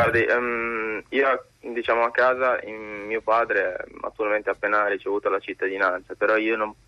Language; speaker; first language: Italian; early bilingual, other home language; Arabic